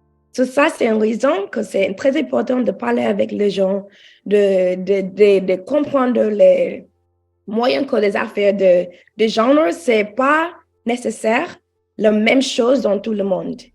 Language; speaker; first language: French; non-native, learner; English